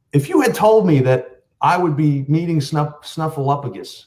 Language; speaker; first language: English; native; English